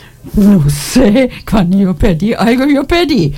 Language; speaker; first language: Spanish; non-native, learner; German